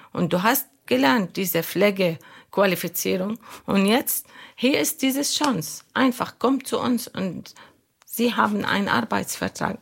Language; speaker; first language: German; non-native, learner; Arabic